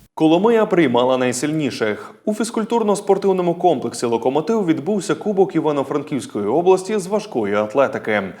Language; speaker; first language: Ukrainian; native; Ukrainian